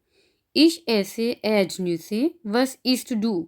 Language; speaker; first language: German; non-native, fluent; Urdu